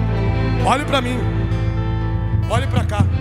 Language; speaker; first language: Portuguese; native; Portuguese